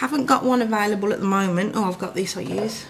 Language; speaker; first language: English; native; English